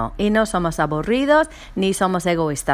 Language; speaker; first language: Spanish; non-native, fluent; English